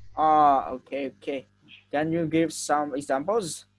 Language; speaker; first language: English; non-native, fluent; Vietnamese